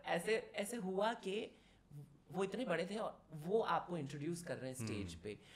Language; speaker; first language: Hindi; non-native, local second language; Marathi